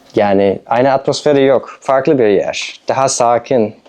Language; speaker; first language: Turkish; non-native, fluent; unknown